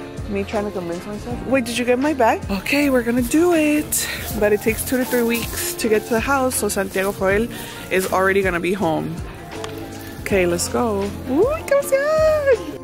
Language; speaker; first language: English; early bilingual, other home language; Spanish